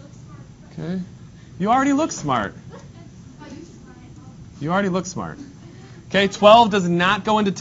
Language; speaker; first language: English; native; English